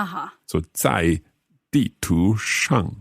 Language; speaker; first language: Chinese; non-native, learner; English